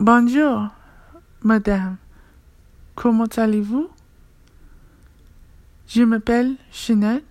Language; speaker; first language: French; non-native, learner; English